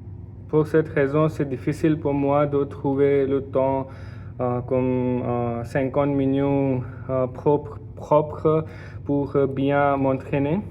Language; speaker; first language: French; non-native, learner; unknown